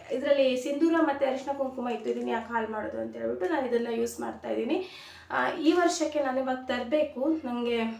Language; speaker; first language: Kannada; non-native, local second language; Konkani